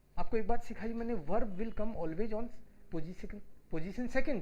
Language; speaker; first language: Hindi; native; Hindi